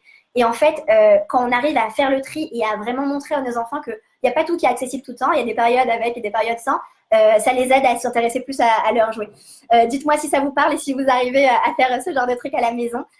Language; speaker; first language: French; native; French